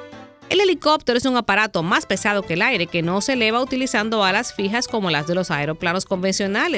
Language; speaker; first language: Spanish; native; Spanish